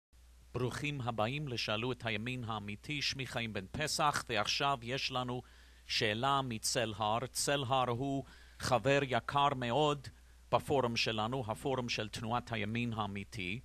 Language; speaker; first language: Hebrew; non-native, fluent; English